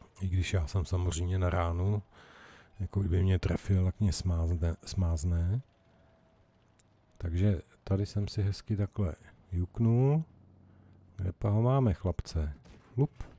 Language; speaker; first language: Czech; native; Czech